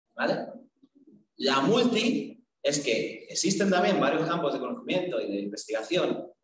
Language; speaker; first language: Spanish; native; Spanish